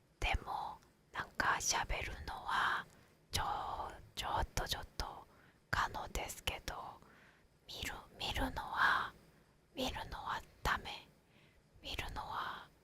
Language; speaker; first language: Japanese; non-native, learner; Korean